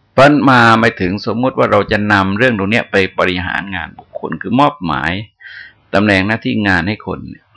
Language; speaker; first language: Thai; native; Thai